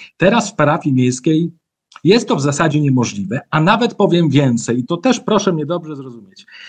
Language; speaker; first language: Polish; native; Polish